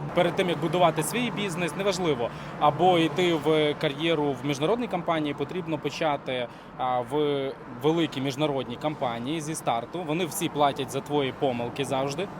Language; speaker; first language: Ukrainian; native; Ukrainian